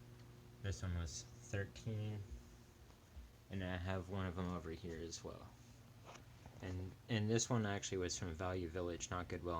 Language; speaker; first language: English; native; English